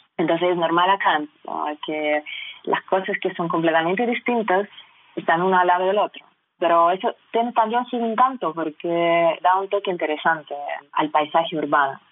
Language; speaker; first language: Spanish; non-native, fluent; Russian